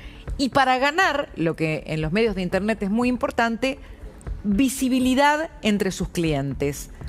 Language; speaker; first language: Spanish; native; Spanish